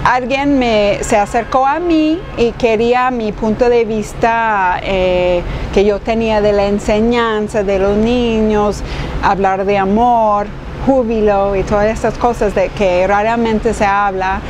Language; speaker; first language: Spanish; non-native, fluent; English